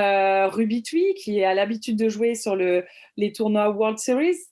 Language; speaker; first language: French; native; French